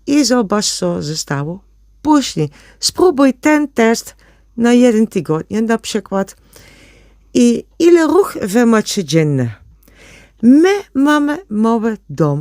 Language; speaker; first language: Polish; non-native, learner; Dutch